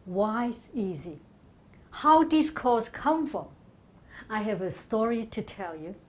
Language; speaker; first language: English; non-native, learner; Chinese